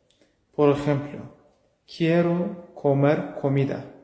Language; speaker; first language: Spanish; non-native, learner; Turkish